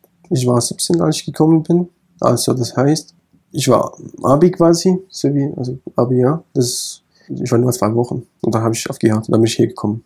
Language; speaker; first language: German; non-native, fluent; Kurdish